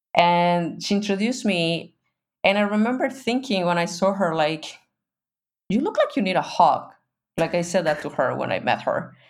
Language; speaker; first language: English; non-native, fluent; Spanish